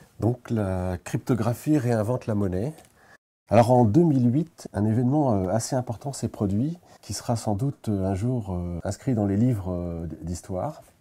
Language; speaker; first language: French; native; French